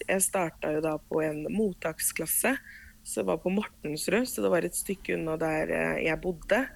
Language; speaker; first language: Norwegian; early bilingual, other home language; Spanish